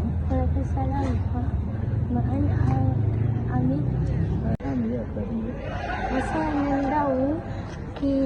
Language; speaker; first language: Arabic; non-native, learner; Malay